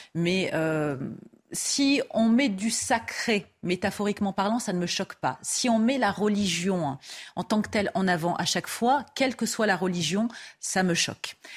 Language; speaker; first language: French; native; French